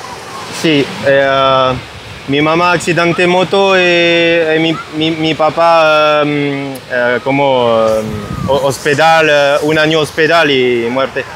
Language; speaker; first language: Italian; non-native, learner; French